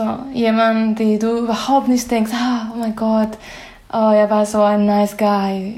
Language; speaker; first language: German; non-native, fluent; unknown